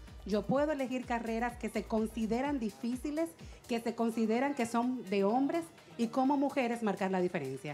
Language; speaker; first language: Spanish; native; Spanish